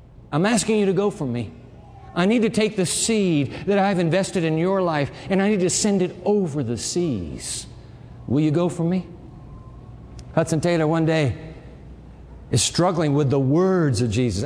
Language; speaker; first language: English; early bilingual, other home language; Japanese